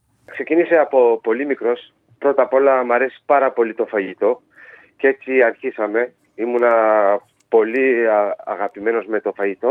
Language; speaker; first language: Greek; early bilingual, heritage; Greek